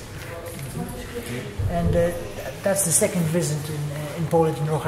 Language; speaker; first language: English; non-native, fluent; Polish